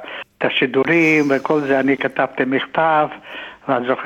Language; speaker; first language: Hebrew; non-native, fluent; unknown